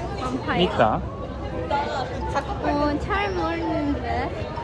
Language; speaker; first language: Korean; non-native, learner; Japanese